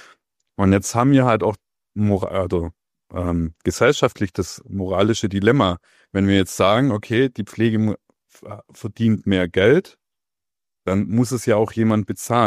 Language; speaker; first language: German; native; German